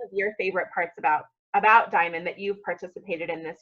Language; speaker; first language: English; native; English